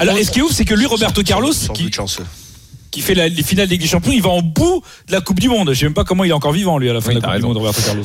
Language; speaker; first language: French; native; French